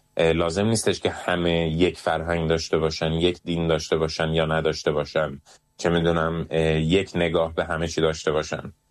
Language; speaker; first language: Persian; early bilingual, heritage; Persian